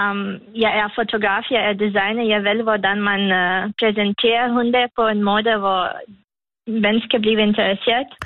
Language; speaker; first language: Danish; non-native, learner; Lithuanian